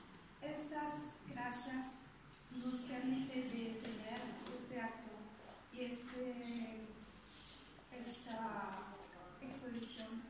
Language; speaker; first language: Spanish; non-native, fluent; French